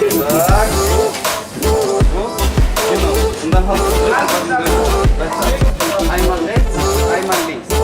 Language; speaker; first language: German; non-native, fluent; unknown